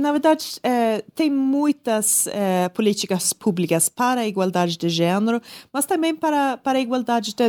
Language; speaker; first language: Portuguese; non-native, learner; Swedish